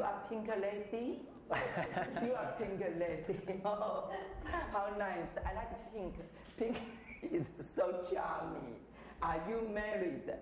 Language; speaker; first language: English; non-native, fluent; Chinese